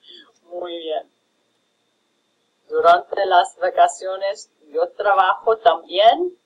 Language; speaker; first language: Spanish; non-native, fluent; English